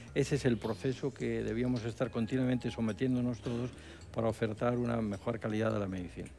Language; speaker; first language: Spanish; native; Spanish